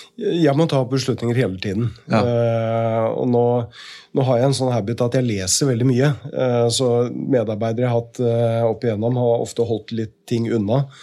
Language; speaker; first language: Norwegian; native; Norwegian